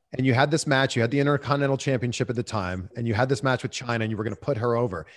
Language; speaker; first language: English; native; English